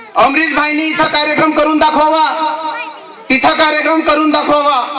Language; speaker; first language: Marathi; non-native, local second language; Bhili